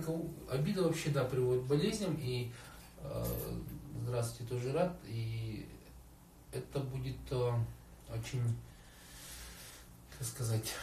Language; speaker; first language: Russian; native; Russian